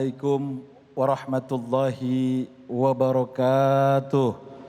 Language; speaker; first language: Indonesian; native; Indonesian